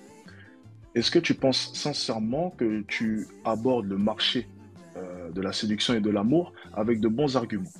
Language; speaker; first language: French; native; French